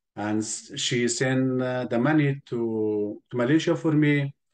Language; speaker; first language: English; non-native, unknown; Persian